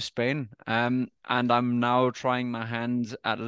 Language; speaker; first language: English; non-native, fluent; Dutch